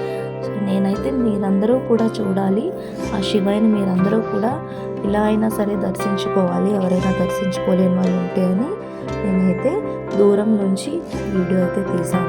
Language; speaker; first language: Telugu; native; Telugu